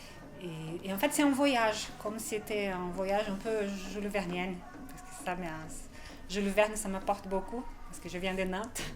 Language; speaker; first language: French; non-native, fluent; Portuguese